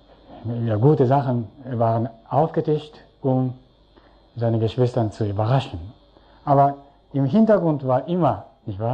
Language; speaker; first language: German; non-native, fluent; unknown